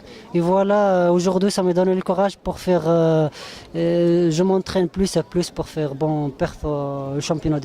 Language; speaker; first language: French; non-native, learner; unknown